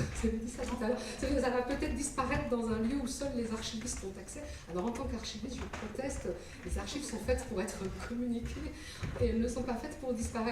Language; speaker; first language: French; native; French